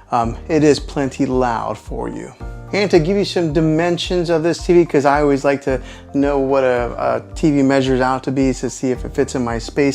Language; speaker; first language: English; native; English